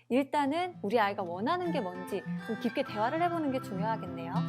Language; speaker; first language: Korean; native; Korean